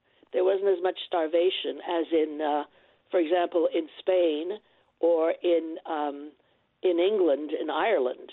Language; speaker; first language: English; non-native, fluent; French